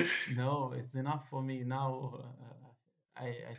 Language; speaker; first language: English; non-native, fluent; Arabic